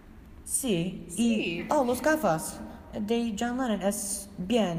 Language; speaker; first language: Spanish; non-native, learner; English